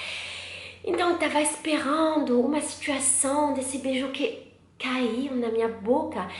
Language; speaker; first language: Portuguese; non-native, learner; French